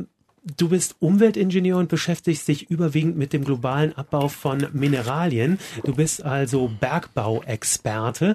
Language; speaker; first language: German; native; German